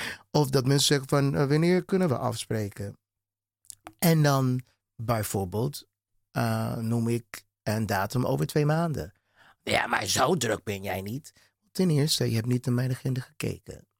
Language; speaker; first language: Dutch; non-native, fluent; English